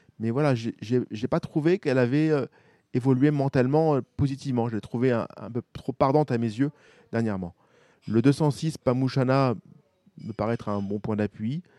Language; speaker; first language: French; native; French